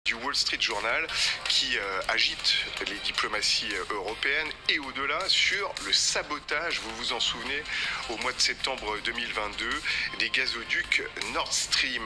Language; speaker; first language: French; native; French